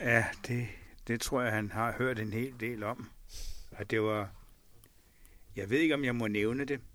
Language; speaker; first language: Danish; native; Danish